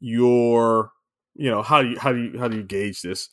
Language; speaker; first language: English; native; English